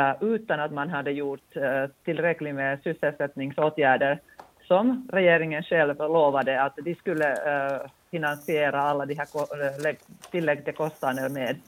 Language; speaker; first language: Swedish; non-native, local second language; Finnish